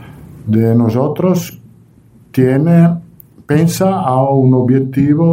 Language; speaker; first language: Spanish; non-native, fluent; Italian